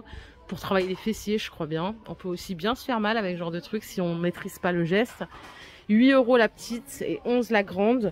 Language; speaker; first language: French; native; French